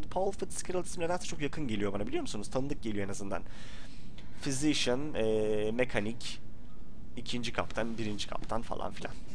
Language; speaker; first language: Turkish; native; Turkish